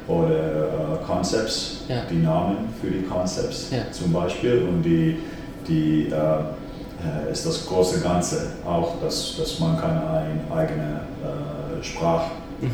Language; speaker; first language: German; non-native, fluent; Finnish